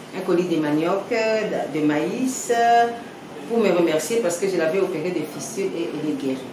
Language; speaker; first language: French; non-native, local second language; Lingala